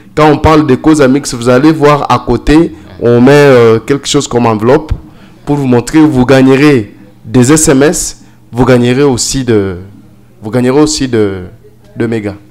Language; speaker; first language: French; non-native, local second language; Swahili